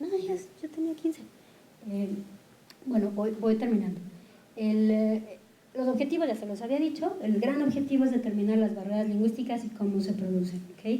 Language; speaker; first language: Spanish; native; Spanish